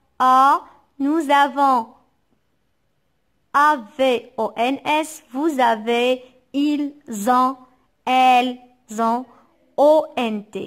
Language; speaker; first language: French; non-native, local second language; Arabic